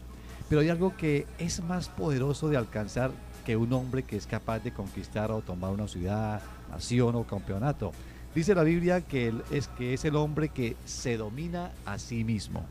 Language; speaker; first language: Spanish; native; Spanish